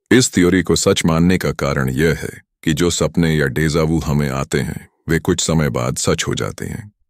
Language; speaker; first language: Hindi; native; Hindi